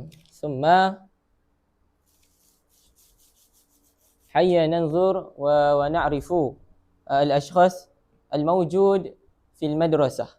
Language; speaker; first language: Arabic; non-native, learner; Malay